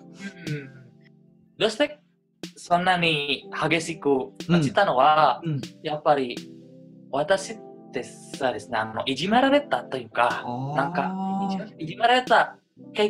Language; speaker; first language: Japanese; non-native, fluent; Indonesian